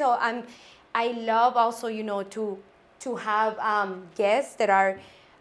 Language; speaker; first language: English; non-native, fluent; Spanish